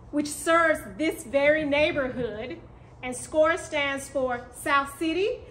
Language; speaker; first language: English; native; English